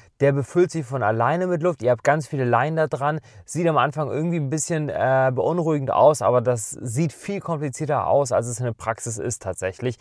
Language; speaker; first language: German; native; German